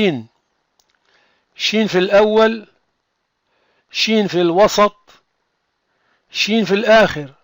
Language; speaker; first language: Arabic; non-native, fluent; French